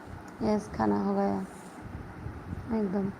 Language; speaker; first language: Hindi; non-native, learner; Bangla